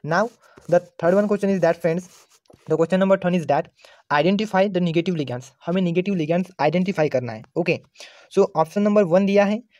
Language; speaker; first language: Hindi; non-native, local second language; Marathi